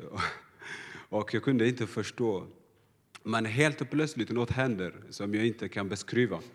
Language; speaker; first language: Swedish; non-native, learner; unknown